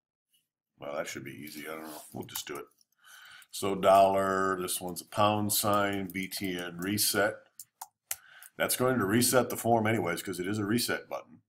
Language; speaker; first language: English; native; English